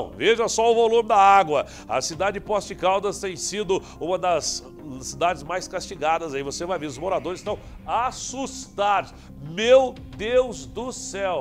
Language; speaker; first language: Portuguese; native; Portuguese